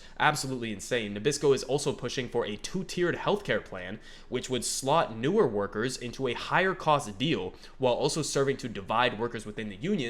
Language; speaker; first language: English; native; English